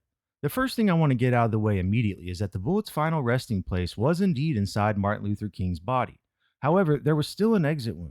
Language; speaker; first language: English; native; English